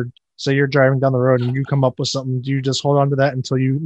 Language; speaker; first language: English; native; English